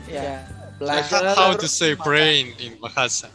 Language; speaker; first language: English; non-native, fluent; Russian